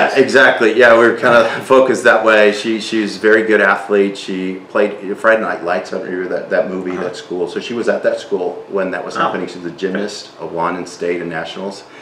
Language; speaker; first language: English; early bilingual, other home language; Spanish